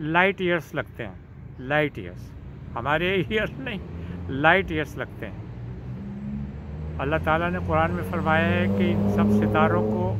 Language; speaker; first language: Urdu; native; Urdu